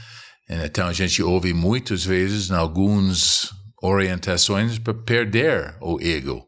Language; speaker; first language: Portuguese; non-native, fluent; English